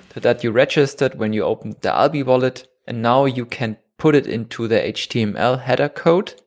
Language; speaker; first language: English; non-native, fluent; German